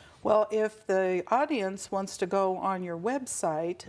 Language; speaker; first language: English; native; English